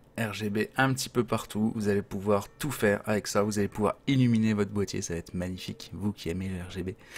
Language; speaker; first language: French; native; French